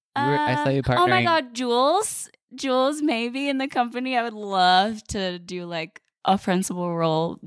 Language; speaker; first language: English; native; English